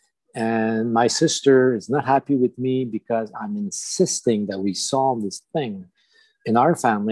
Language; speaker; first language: English; non-native, fluent; French